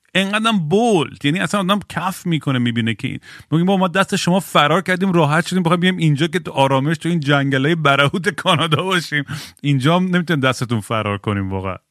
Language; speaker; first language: Persian; native; Persian